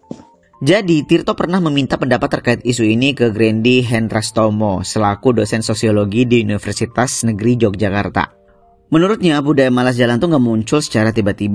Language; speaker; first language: Indonesian; native; Indonesian